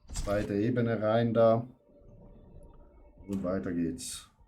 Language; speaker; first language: German; native; German